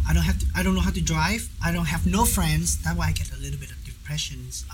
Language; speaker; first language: English; non-native, learner; Vietnamese